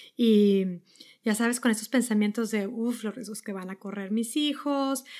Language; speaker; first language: Spanish; native; Spanish